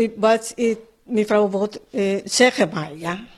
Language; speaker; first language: Dutch; non-native, learner; Spanish